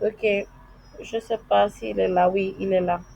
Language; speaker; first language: French; non-native, learner; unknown